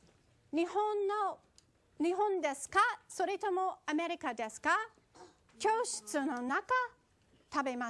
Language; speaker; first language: Japanese; non-native, fluent; English